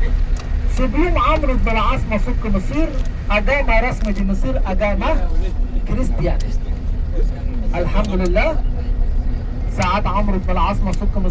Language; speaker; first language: Indonesian; non-native, fluent; Arabic